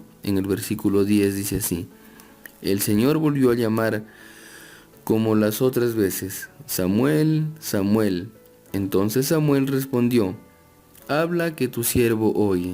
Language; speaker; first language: Spanish; native; Spanish